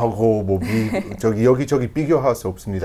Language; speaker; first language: Korean; non-native, learner; English